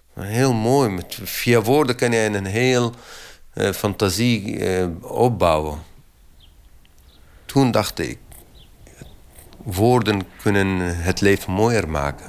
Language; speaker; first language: Dutch; non-native, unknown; Kurdish